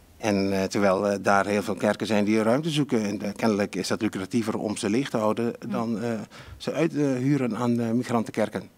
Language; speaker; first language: Dutch; non-native, local second language; Papiamento